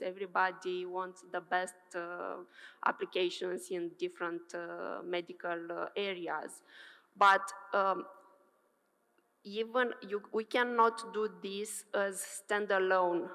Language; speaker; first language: English; non-native, fluent; Romanian